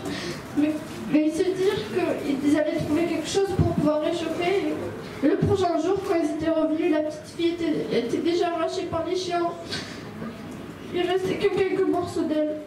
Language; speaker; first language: French; early bilingual, other home language; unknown